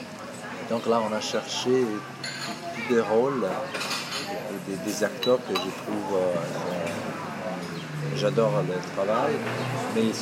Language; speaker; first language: French; non-native, fluent; Italian